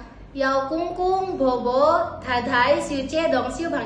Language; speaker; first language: Cantonese; non-native, learner; Indonesian